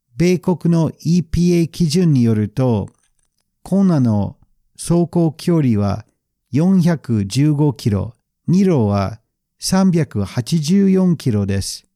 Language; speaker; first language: Japanese; non-native, fluent; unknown